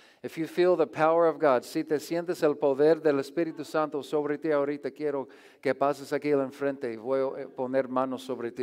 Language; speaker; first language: Spanish; non-native, learner; English